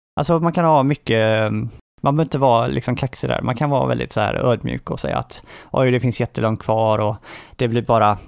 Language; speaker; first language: Swedish; native; Swedish